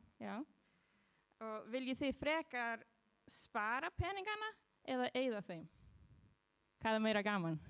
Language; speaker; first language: Icelandic; non-native, learner; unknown